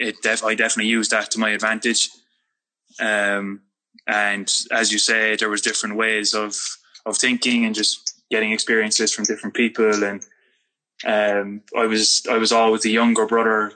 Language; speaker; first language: English; native; English